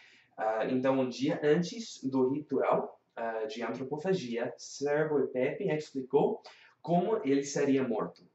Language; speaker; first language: Portuguese; non-native, learner; English